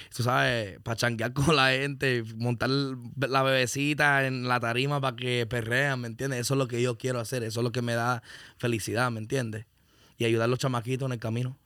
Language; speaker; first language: Spanish; early bilingual, heritage; Spanish